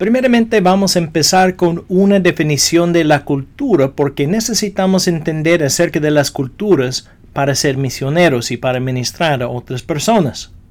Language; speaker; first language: Spanish; non-native, fluent; English